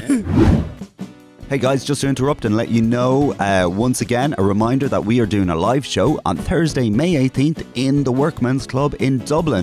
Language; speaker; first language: English; native; English